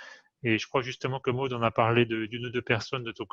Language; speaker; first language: French; native; French